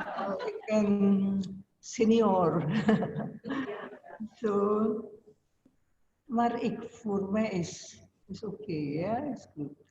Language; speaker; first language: Dutch; non-native, learner; Indonesian